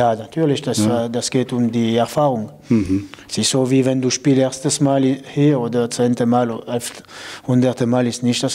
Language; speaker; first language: German; non-native, local second language; French